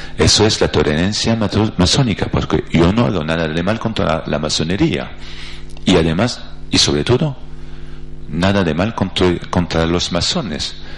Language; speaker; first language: Spanish; non-native, fluent; French